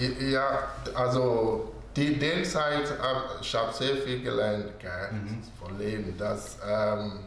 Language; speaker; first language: German; non-native, learner; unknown